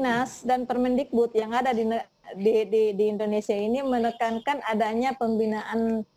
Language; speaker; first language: Indonesian; native; Indonesian